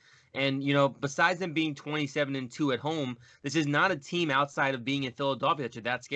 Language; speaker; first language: English; native; English